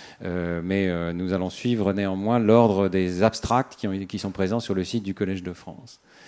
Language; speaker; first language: French; native; French